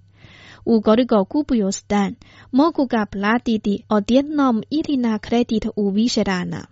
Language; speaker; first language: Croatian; non-native, fluent; Chinese